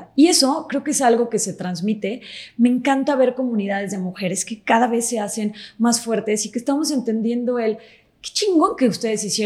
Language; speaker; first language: Spanish; native; Spanish